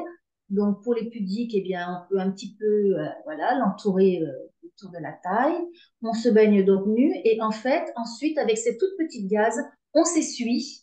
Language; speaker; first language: French; native; French